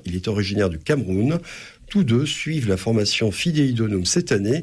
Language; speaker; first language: French; native; French